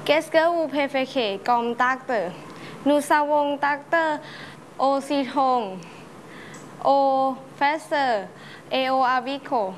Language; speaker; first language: French; non-native, learner; Thai